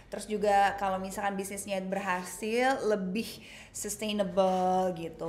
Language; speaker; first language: Indonesian; native; Indonesian